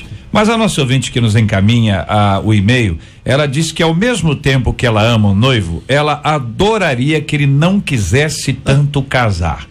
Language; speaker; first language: Portuguese; native; Portuguese